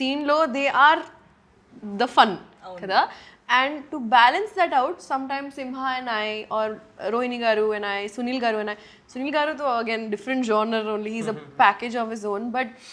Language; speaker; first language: Telugu; non-native, local second language; Urdu